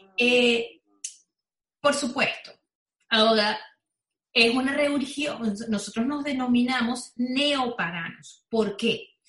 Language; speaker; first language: Spanish; native; Spanish